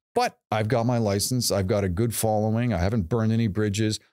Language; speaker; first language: English; native; English